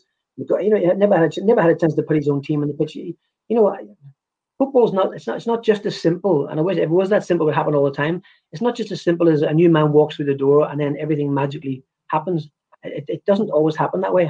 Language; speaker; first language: English; native; English